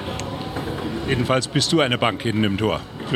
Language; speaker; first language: German; native; German